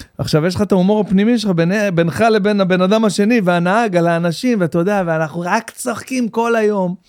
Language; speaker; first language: Hebrew; native; Hebrew